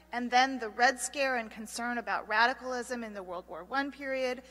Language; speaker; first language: English; native; English